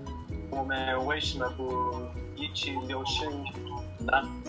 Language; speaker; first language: Chinese; non-native, learner; English